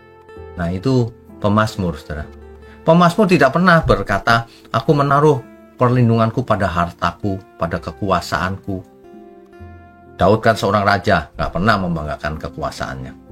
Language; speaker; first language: Indonesian; native; Indonesian